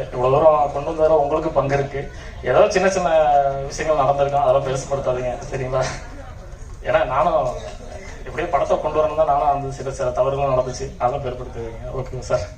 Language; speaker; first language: Tamil; native; Tamil